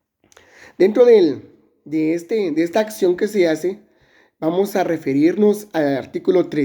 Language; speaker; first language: Spanish; native; Spanish